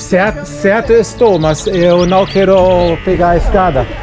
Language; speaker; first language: Portuguese; non-native, fluent; German